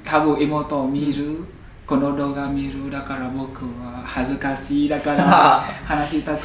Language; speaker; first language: Japanese; non-native, learner; Vietnamese